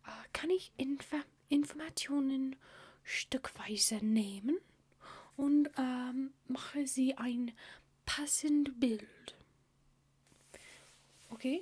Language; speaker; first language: German; non-native, learner; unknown